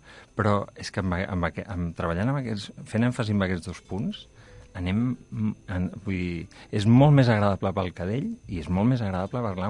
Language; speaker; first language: Catalan; native; Catalan